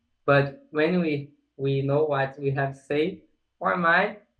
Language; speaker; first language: English; non-native, learner; Portuguese